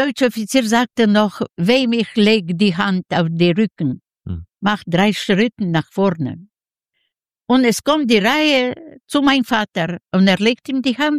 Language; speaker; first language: German; non-native, learner; Yiddish